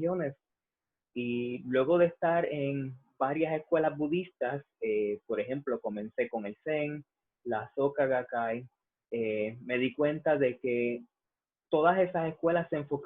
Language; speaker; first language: Spanish; native; Spanish